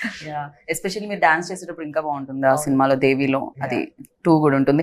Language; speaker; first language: Telugu; native; Telugu